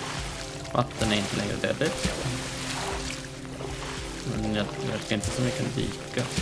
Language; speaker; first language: Swedish; native; Swedish